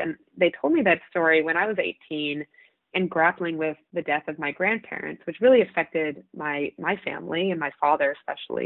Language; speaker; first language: English; native; English